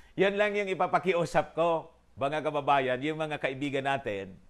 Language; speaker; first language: Filipino; non-native, local second language; Bikol